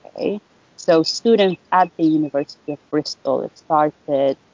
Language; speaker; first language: English; non-native, fluent; Spanish